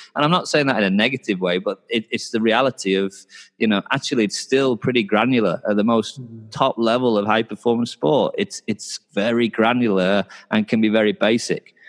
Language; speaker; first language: English; native; English